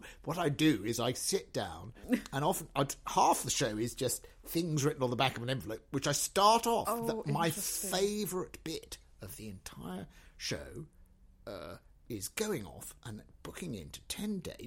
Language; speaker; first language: English; native; English